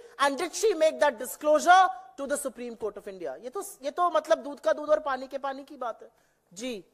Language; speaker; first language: Hindi; native; Hindi